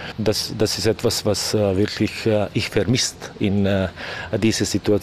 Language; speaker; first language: German; non-native, learner; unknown